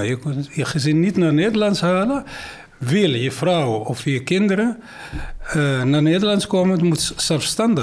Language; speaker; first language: Dutch; non-native, fluent; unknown